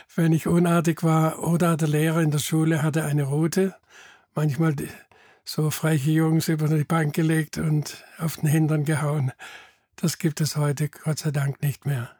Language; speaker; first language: German; native; German